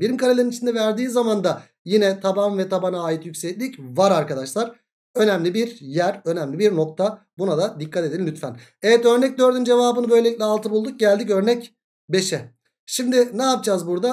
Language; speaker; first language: Turkish; native; Turkish